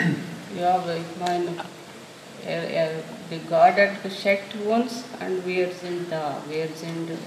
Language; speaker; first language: German; non-native, learner; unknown